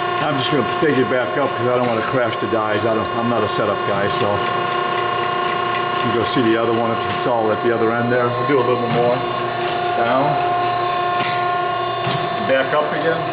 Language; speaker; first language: English; native; English